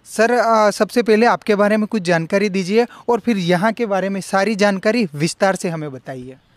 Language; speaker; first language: Hindi; native; Hindi